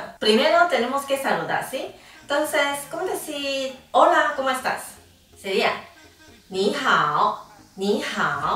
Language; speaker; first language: Spanish; non-native, fluent; Chinese